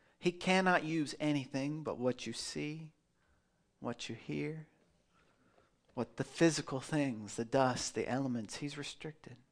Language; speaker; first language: English; native; English